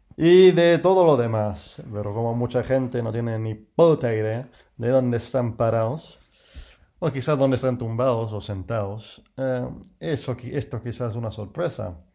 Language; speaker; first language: Spanish; non-native, fluent; English